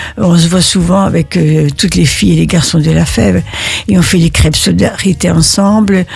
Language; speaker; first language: French; early bilingual, other home language; Italian